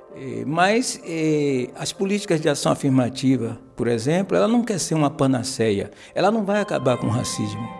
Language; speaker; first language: Portuguese; native; Portuguese